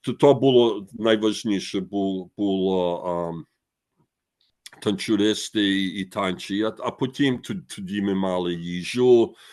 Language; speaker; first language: Ukrainian; early bilingual, heritage; Ukrainian